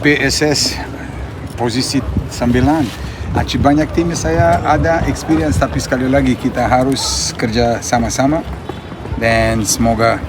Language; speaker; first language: Indonesian; non-native, fluent; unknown